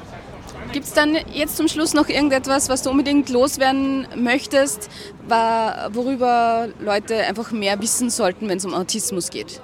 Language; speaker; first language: German; native; German